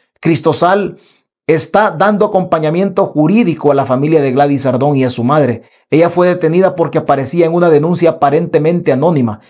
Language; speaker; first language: Spanish; native; Spanish